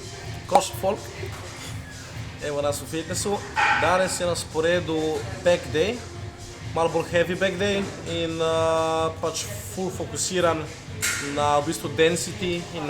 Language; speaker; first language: Slovenian; native; Slovenian